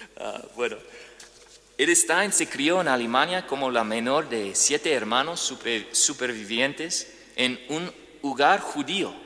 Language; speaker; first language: Spanish; non-native, fluent; English